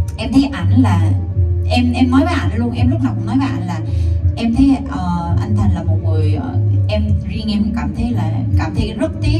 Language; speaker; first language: Vietnamese; non-native, fluent; Korean